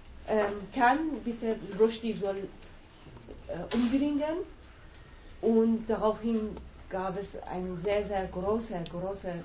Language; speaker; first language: German; non-native, fluent; Persian